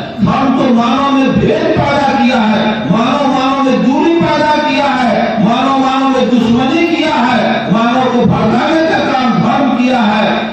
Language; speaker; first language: Hindi; native; Hindi